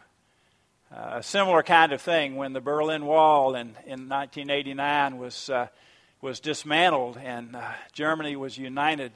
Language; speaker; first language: English; native; English